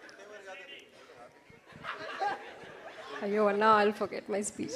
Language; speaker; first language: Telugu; non-native, learner; Malayalam